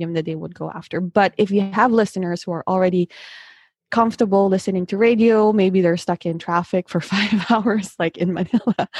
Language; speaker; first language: English; non-native, local second language; Filipino